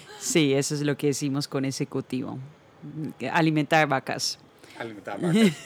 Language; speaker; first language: Spanish; non-native, fluent; Dutch